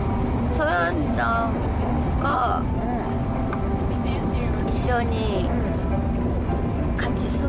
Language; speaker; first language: Japanese; non-native, learner; Korean